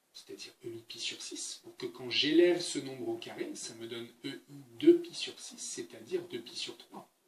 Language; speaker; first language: French; native; French